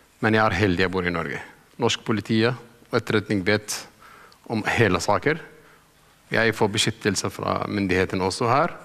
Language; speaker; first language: Norwegian; non-native, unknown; Arabic